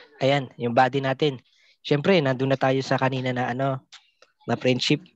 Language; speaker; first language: Filipino; non-native, local second language; Cebuano